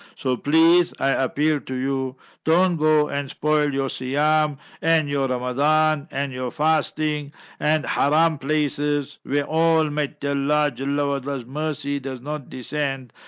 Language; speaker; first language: English; native; English